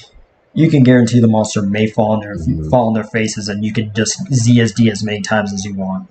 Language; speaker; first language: English; native; English